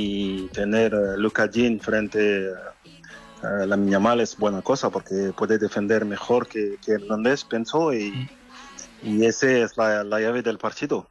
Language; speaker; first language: Spanish; non-native, fluent; French